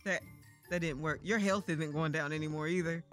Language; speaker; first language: English; native; English